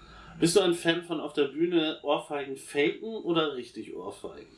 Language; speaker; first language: German; native; German